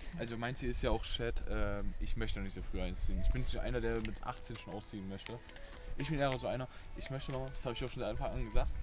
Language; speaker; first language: German; native; German